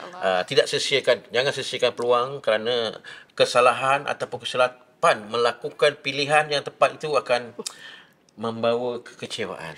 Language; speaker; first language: Malay; native; Malay